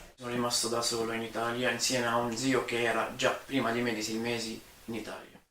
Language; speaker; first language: Italian; non-native, fluent; Arabic